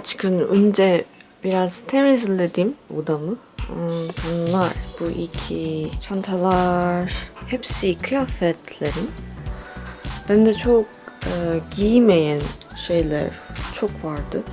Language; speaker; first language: Turkish; non-native, learner; Korean